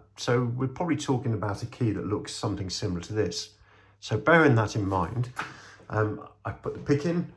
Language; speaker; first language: English; native; English